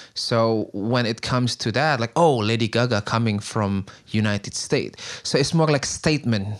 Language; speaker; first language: English; non-native, fluent; Indonesian